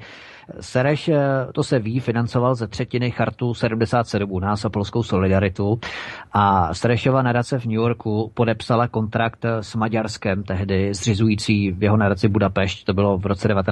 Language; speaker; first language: Czech; native; Czech